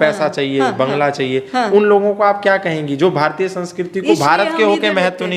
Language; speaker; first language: Hindi; native; Hindi